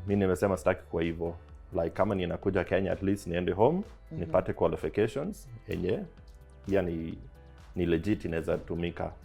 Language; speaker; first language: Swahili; non-native, fluent; English